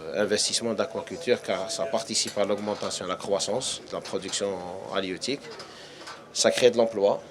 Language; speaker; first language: French; non-native, local second language; Arabic